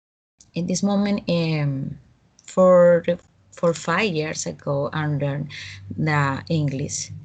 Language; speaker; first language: English; non-native, learner; Spanish